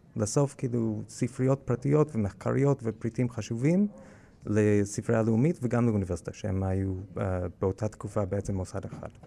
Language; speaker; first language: Hebrew; non-native, fluent; English